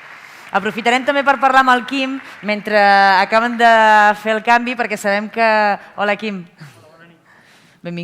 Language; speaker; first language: Catalan; native; Catalan